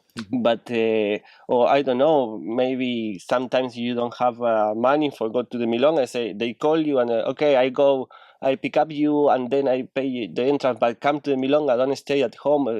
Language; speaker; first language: English; non-native, learner; Spanish